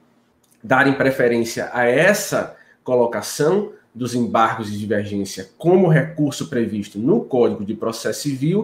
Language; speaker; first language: Portuguese; native; Portuguese